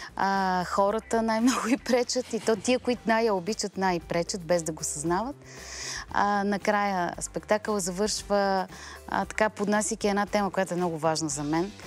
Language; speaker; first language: Bulgarian; native; Bulgarian